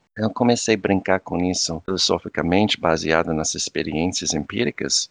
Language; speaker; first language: Portuguese; non-native, fluent; English